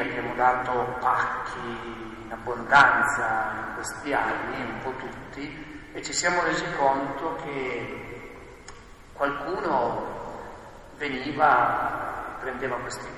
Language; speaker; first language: Italian; native; Italian